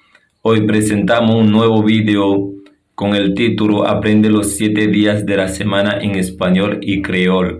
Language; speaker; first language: Spanish; non-native, fluent; Haitian Creole